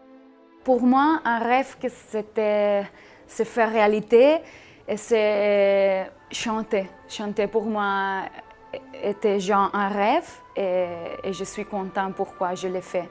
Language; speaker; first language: French; non-native, fluent; Catalan